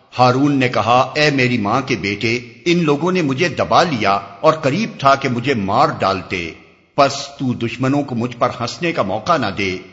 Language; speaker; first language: Urdu; native; Urdu